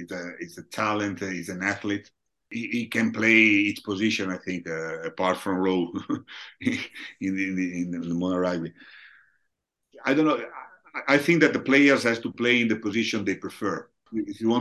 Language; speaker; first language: English; non-native, fluent; Italian